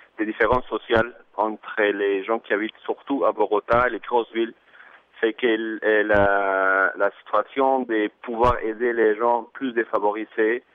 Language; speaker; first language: French; non-native, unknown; Spanish